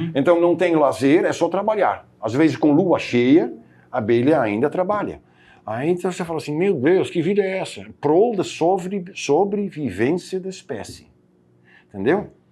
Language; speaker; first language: Portuguese; non-native, fluent; Dutch